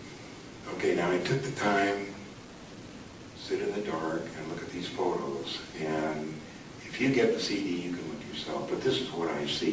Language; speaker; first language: English; native; English